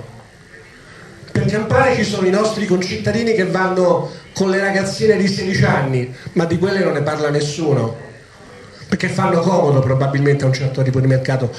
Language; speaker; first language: Italian; native; Italian